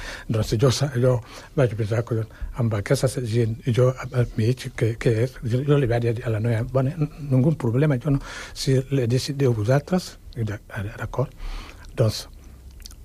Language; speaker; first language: Catalan; non-native, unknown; Wolof